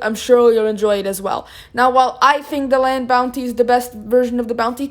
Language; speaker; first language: English; native; English